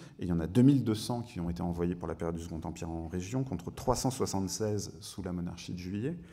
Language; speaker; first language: French; native; French